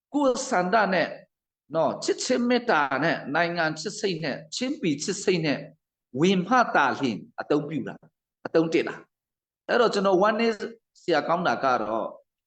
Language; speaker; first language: Burmese; non-native, local second language; Hakha Chin